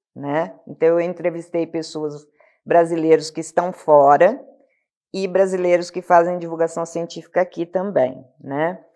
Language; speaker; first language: Portuguese; native; Portuguese